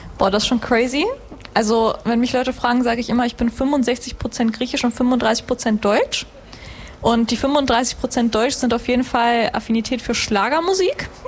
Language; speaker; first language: German; early bilingual, other home language; Greek